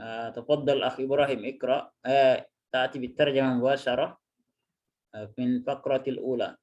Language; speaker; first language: Arabic; non-native, fluent; Indonesian